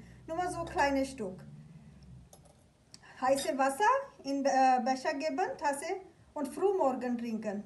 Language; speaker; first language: German; non-native, learner; Urdu